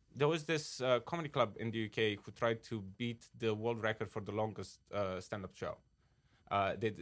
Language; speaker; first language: English; non-native, fluent; Romanian